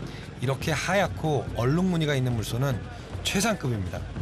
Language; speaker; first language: Korean; native; Korean